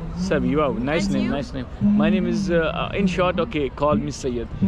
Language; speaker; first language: English; non-native, learner; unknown